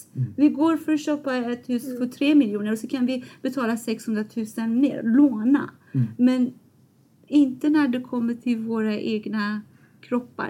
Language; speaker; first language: Swedish; non-native, fluent; Persian